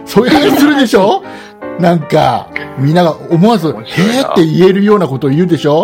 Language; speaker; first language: Japanese; native; Japanese